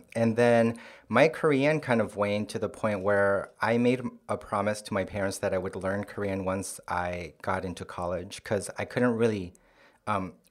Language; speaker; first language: English; non-native, fluent; Korean